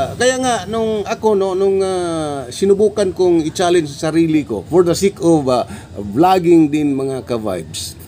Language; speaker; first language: Filipino; non-native, local second language; Cebuano